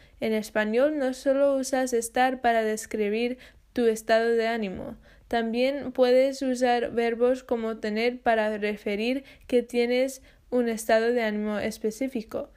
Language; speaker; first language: Spanish; non-native, fluent; English